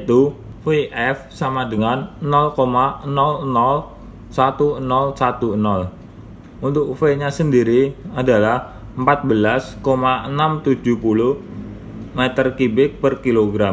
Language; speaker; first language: Indonesian; native; Indonesian